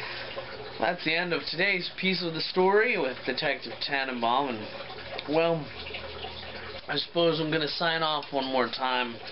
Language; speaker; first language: English; native; English